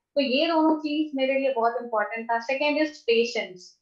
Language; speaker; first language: Hindi; native; Hindi